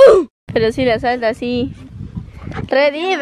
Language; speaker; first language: Spanish; native; Spanish